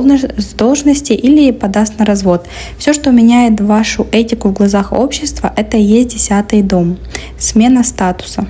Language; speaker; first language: Russian; native; Russian